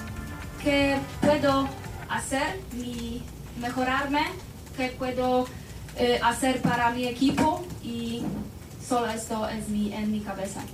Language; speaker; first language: Spanish; non-native, learner; Polish